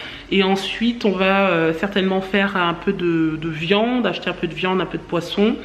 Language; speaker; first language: French; native; French